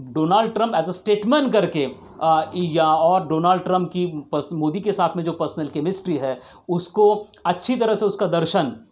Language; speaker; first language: Hindi; non-native, local second language; Marathi